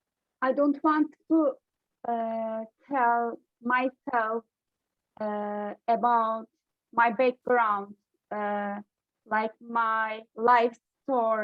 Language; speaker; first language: English; non-native, learner; Turkish